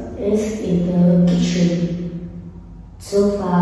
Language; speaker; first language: English; non-native, learner; Vietnamese